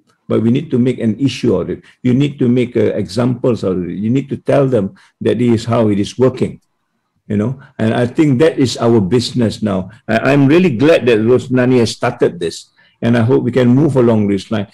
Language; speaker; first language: English; non-native, local second language; Malay